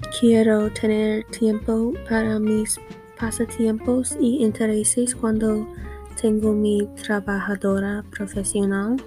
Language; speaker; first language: Spanish; non-native, learner; English